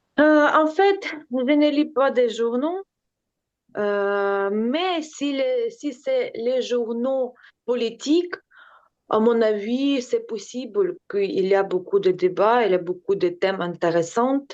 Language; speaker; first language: French; non-native, learner; Ukrainian